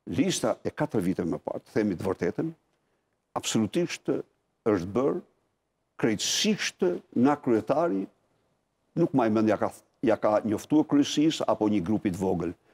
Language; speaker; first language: Albanian; native; Albanian